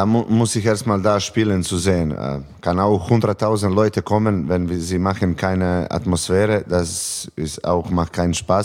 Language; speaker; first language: German; non-native, fluent; Serbian